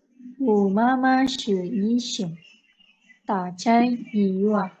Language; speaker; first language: Chinese; non-native, learner; Indonesian